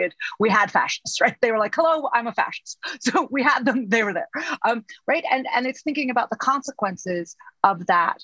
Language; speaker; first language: English; native; English